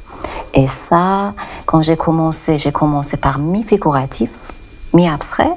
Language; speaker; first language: French; non-native, learner; Persian